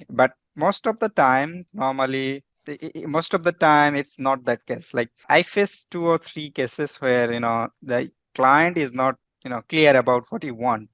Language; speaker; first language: English; non-native, fluent; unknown